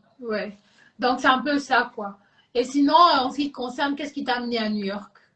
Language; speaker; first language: French; non-native, local second language; Lingala